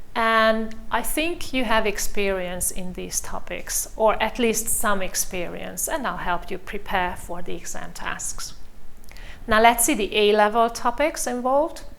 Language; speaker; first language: English; non-native, fluent; Hungarian